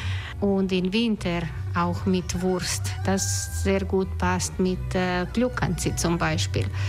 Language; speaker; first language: German; non-native, learner; Croatian